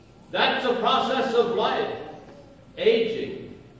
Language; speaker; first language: English; native; English